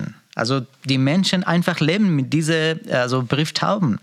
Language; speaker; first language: German; non-native, learner; Persian